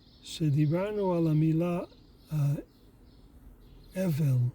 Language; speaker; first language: Hebrew; non-native, fluent; English